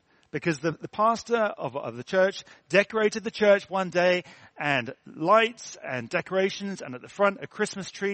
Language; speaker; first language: English; native; English